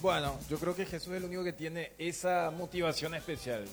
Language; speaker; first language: Spanish; native; Spanish